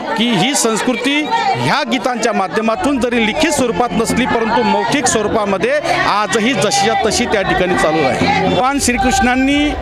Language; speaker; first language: Marathi; non-native, local second language; Lambadi